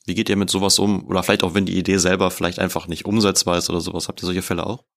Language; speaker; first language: German; native; German